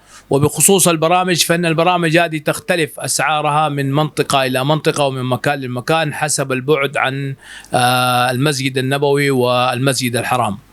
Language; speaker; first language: Arabic; native; Arabic